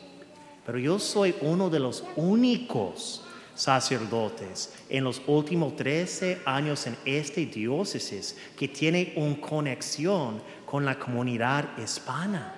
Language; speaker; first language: Spanish; early bilingual, heritage; English